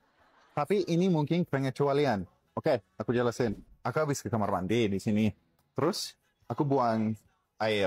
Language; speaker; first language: Indonesian; non-native, fluent; Swedish